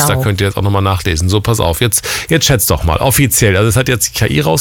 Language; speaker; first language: German; native; German